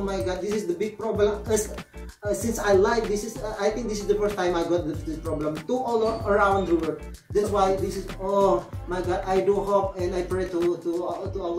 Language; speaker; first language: English; non-native, learner; Indonesian